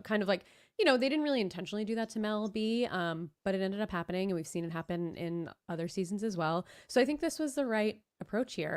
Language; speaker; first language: English; native; English